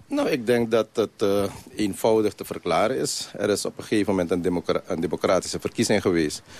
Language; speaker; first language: Dutch; non-native, local second language; Caribbean Hindustani